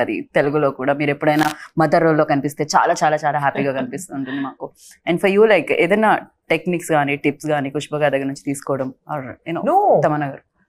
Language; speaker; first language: Telugu; native; Telugu